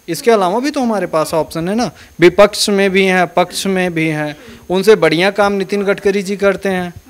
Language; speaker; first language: Hindi; native; Hindi